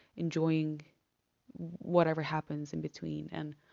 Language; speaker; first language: English; non-native, fluent; Spanish